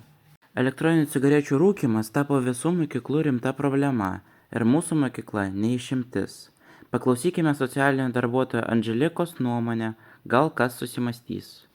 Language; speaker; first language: Lithuanian; non-native, local second language; Russian